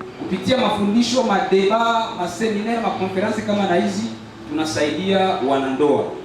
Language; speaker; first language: Swahili; native; Swahili